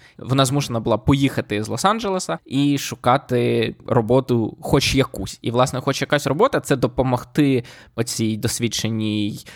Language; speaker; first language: Ukrainian; native; Ukrainian